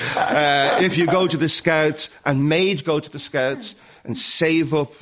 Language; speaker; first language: English; native; English